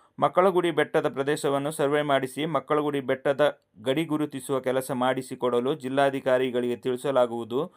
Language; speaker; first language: Kannada; non-native, local second language; Kodava